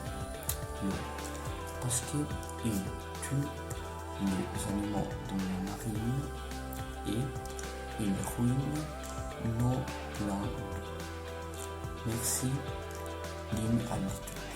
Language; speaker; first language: French; non-native, learner; Italian